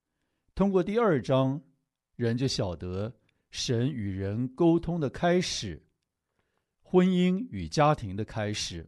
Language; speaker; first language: Chinese; native; Chinese